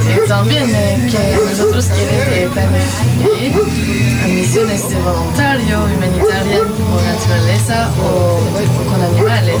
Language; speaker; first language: Spanish; non-native, learner; French